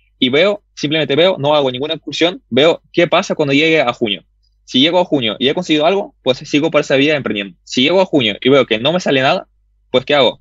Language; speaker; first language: Spanish; early bilingual, other home language; Russian